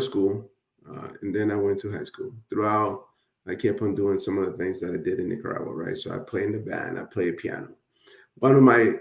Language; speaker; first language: English; early bilingual, other home language; Spanish